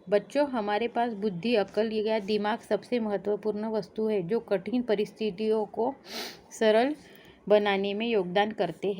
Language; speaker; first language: Hindi; non-native, local second language; Marathi